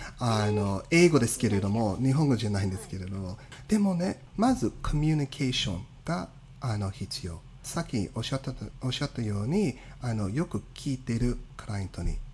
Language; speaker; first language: Japanese; non-native, fluent; English